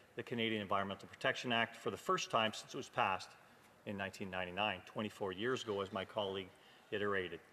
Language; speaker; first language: English; native; English